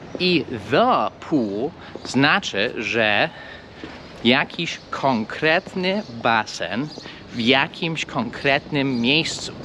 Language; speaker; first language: Polish; non-native, fluent; English